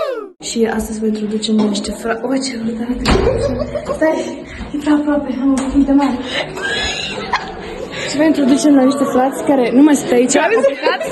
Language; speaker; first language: Romanian; early bilingual, heritage; Romanian